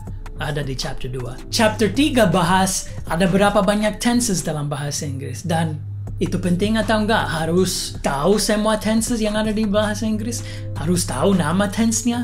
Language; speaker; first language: Indonesian; non-native, fluent; English